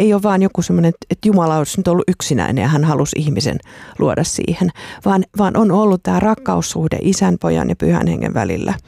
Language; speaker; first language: Finnish; native; Finnish